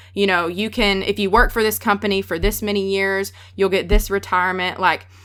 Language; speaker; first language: English; native; English